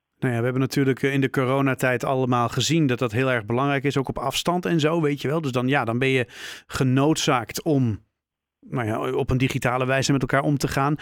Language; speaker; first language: Dutch; native; Dutch